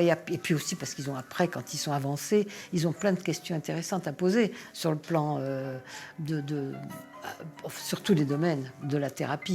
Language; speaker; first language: French; native; French